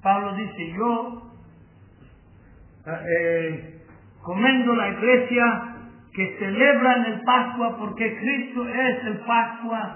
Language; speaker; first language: Spanish; non-native, learner; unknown